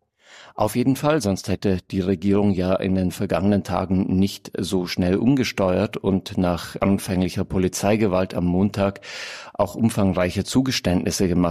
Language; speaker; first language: German; native; German